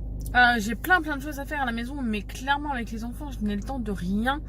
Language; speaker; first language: French; native; French